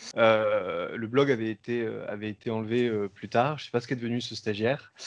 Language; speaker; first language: French; native; French